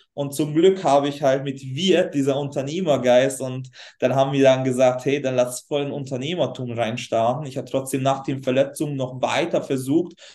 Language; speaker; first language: German; non-native, fluent; Hungarian